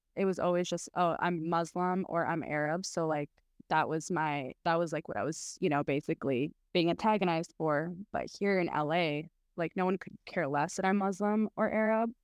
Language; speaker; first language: English; early bilingual, other home language; Arabic